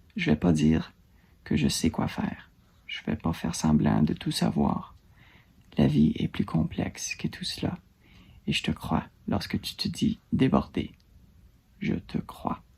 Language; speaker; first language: French; non-native, learner; English